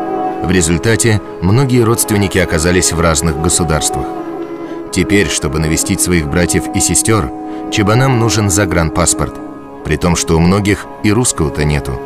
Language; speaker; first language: Russian; native; Russian